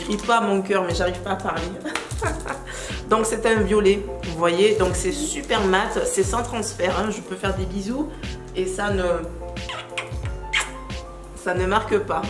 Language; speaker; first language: French; native; French